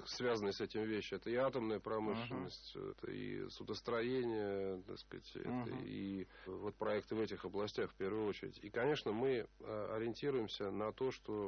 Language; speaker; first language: Russian; native; Russian